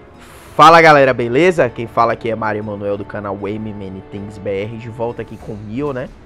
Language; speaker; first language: Portuguese; native; Portuguese